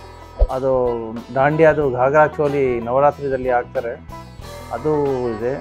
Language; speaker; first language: Kannada; non-native, local second language; Gujarati